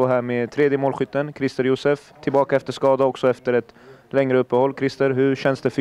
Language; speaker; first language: Swedish; native; Swedish